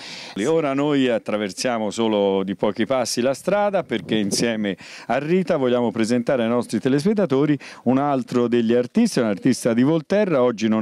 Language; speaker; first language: Italian; native; Italian